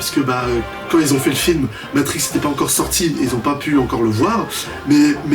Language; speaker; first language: French; native; French